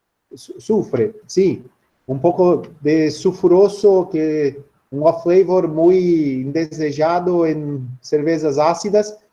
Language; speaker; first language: Spanish; non-native, learner; Portuguese